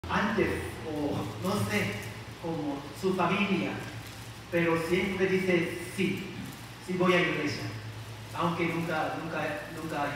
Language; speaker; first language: Spanish; non-native, learner; Korean